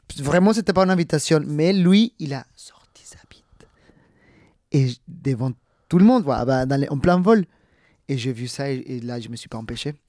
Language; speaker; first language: French; non-native, fluent; Spanish